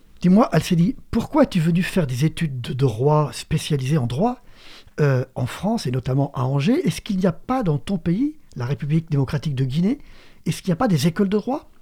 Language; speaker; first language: French; native; French